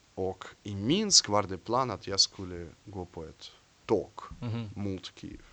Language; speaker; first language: Swedish; non-native, fluent; Russian